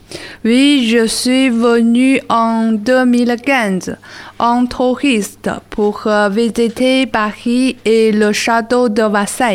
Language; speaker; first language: French; non-native, learner; Chinese